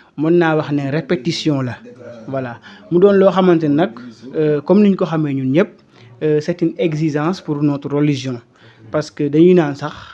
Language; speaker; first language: Wolof; non-native, local second language; Serer